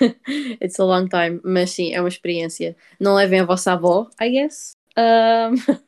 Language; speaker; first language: Portuguese; early bilingual, heritage; Portuguese